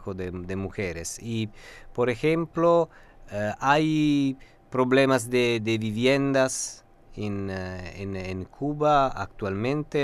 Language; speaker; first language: Spanish; non-native, learner; Italian